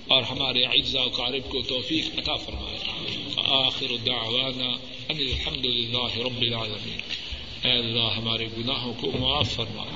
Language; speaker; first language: Urdu; non-native, local second language; Punjabi